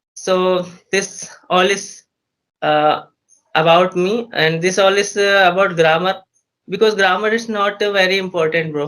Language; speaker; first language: English; non-native, learner; Hindi